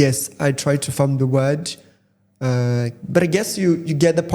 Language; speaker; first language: English; non-native, fluent; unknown